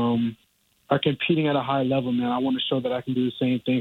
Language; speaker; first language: English; native; English